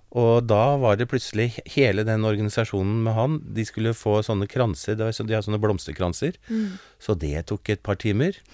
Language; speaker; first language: Norwegian; native; Norwegian